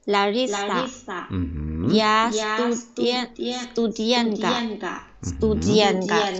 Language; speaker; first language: Russian; non-native, learner; Vietnamese